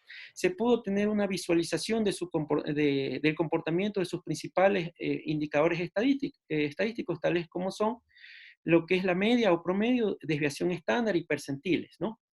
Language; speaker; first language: Spanish; native; Spanish